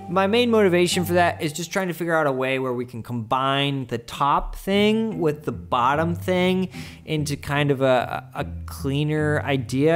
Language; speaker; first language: English; native; English